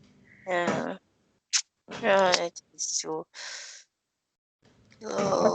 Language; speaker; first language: English; non-native, learner; Vietnamese